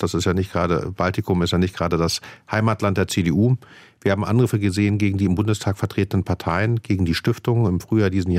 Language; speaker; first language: German; native; German